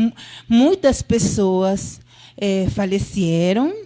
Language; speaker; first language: Portuguese; non-native, fluent; Spanish